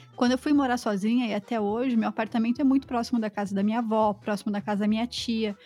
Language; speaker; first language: Portuguese; native; Portuguese